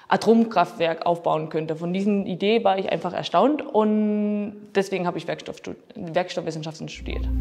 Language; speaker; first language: German; non-native, fluent; Spanish